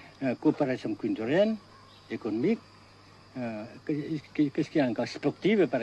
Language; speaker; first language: French; non-native, fluent; Vietnamese